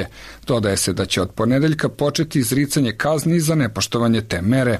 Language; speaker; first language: Croatian; native; Croatian